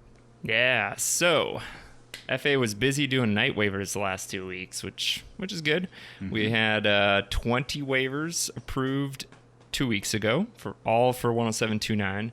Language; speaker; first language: English; native; English